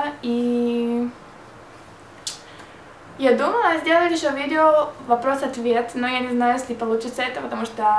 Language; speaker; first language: Russian; early bilingual, heritage; Russian